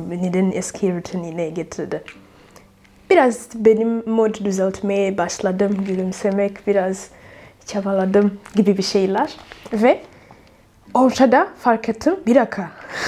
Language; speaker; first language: Turkish; non-native, fluent; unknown